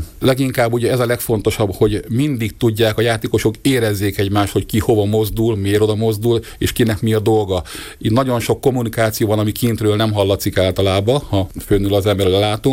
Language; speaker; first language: Hungarian; native; Hungarian